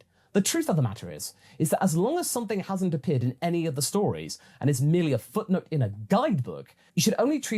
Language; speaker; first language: English; native; English